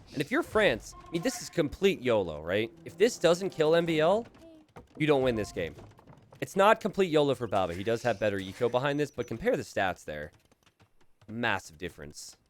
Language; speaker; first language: English; native; English